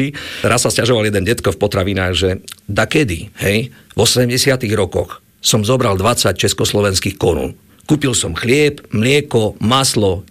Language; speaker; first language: Slovak; native; Slovak